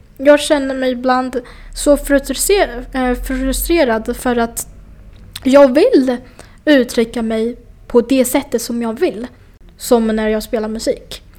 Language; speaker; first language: Swedish; non-native, fluent; Chinese